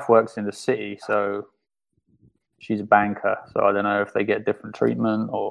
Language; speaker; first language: English; native; English